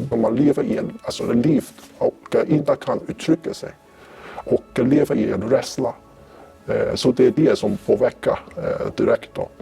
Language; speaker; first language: Swedish; non-native, fluent; Cantonese